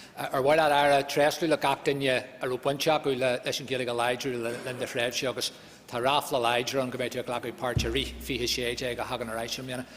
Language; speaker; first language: Irish; non-native, local second language; English